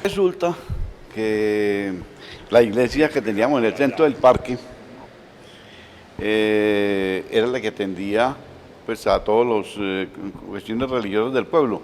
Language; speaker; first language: Spanish; native; Spanish